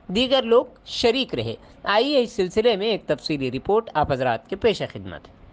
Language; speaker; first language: Urdu; native; Urdu